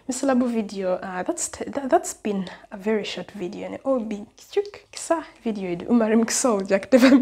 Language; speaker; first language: Turkish; non-native, fluent; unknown